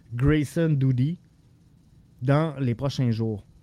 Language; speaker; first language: French; native; French